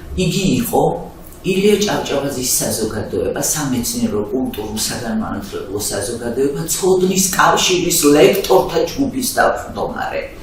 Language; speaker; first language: Georgian; native; Georgian